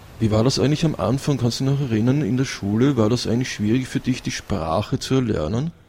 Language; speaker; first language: German; native; German